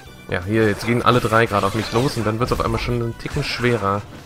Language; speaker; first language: German; native; German